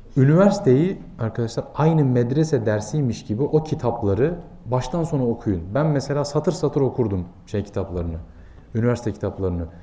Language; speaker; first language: Turkish; native; Turkish